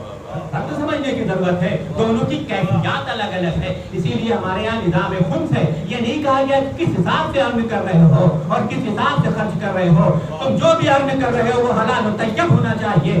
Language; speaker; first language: Urdu; native; Urdu